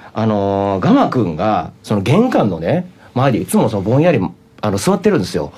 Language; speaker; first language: Japanese; native; Japanese